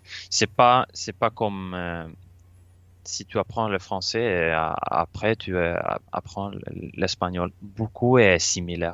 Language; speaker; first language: French; non-native, learner; Swedish